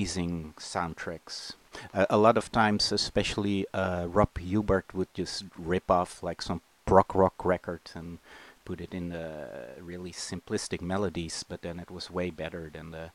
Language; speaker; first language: English; non-native, fluent; Dutch